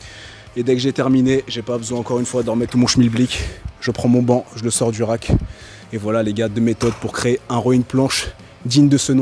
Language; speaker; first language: French; native; French